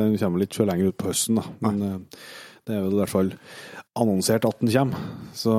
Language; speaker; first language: Norwegian; native; Norwegian